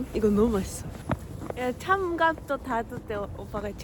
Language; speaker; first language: Korean; non-native, fluent; Japanese